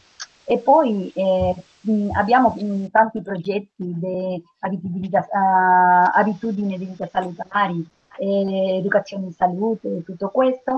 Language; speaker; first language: Italian; non-native, learner; Spanish